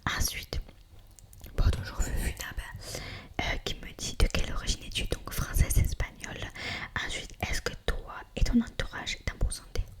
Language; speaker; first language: French; native; French